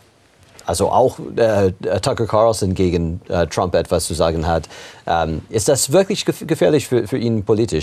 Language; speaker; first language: German; non-native, fluent; English